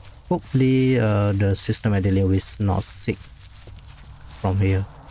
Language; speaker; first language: English; non-native, local second language; Malay